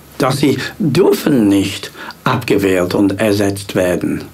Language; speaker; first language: German; non-native, fluent; English